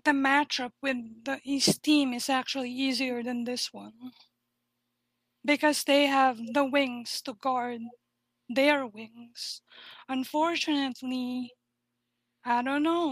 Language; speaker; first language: English; non-native, local second language; Filipino